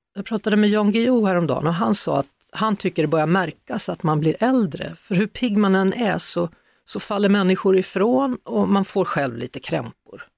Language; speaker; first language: Swedish; native; Swedish